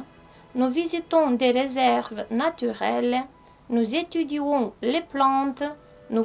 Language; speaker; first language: French; non-native, fluent; Romanian